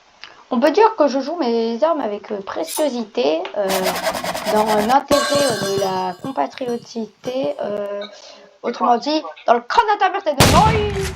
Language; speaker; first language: French; native; French